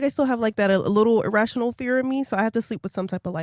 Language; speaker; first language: English; native; English